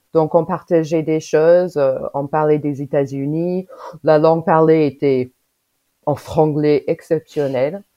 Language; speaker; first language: French; non-native, fluent; English